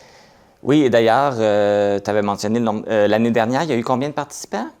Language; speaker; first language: French; native; French